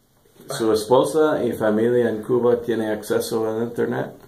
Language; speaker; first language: Spanish; non-native, learner; English